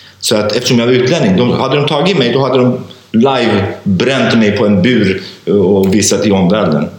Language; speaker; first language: Swedish; non-native, fluent; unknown